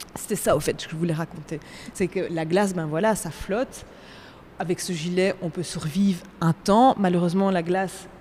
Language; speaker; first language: French; native; French